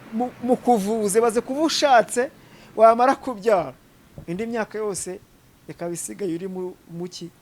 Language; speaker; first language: Kinyarwanda; native; Kinyarwanda